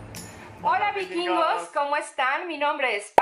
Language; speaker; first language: Spanish; native; Spanish